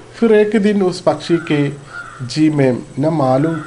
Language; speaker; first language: Hindi; non-native, local second language; Malayalam